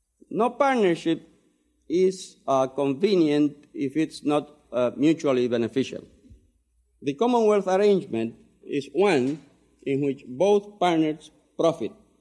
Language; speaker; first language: English; non-native, fluent; Spanish